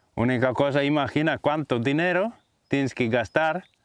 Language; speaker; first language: Spanish; non-native, fluent; Latvian